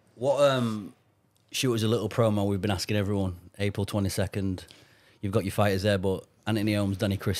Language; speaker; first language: English; native; English